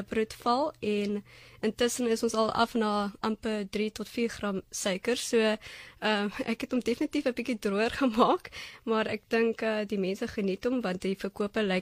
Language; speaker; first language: Afrikaans; non-native, fluent; German